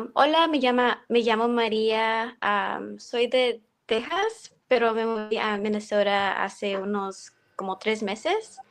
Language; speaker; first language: Spanish; early bilingual, heritage; Spanish